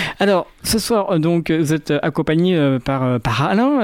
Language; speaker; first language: French; native; French